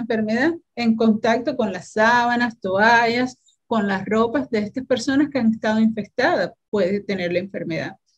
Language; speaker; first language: Spanish; native; Spanish